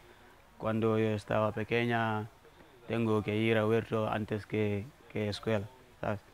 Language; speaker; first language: Spanish; non-native, learner; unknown